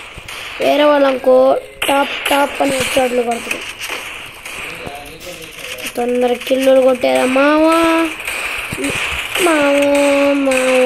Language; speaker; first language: Telugu; native; Telugu